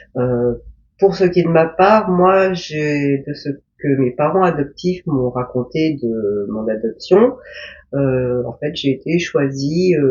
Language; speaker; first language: French; early bilingual, other home language; Korean